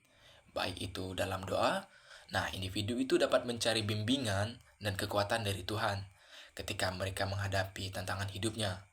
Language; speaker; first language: Indonesian; native; Indonesian